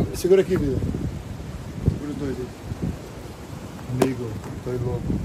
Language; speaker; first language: Portuguese; native; Portuguese